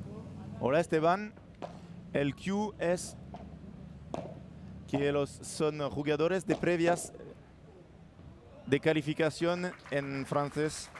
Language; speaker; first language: Spanish; non-native, learner; French